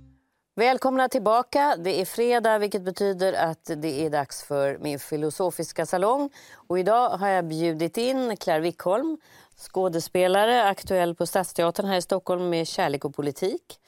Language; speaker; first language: Swedish; native; Swedish